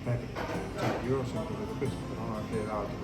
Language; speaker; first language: Italian; native; Italian